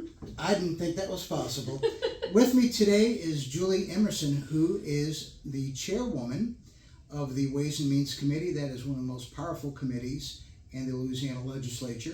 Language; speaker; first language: English; native; English